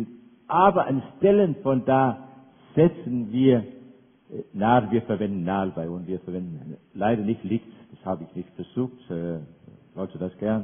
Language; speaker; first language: German; non-native, fluent; Danish